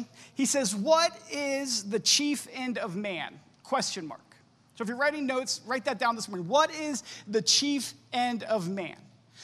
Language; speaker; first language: English; native; English